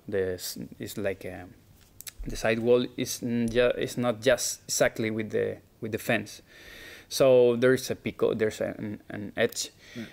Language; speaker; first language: English; non-native, fluent; Spanish